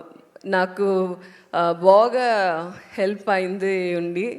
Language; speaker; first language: Telugu; non-native, learner; Tamil